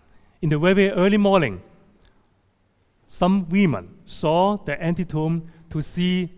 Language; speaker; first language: English; non-native, local second language; Cantonese